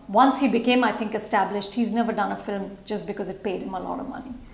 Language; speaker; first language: English; non-native, local second language; Hindi